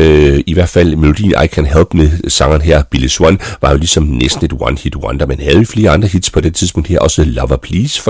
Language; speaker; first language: Danish; native; Danish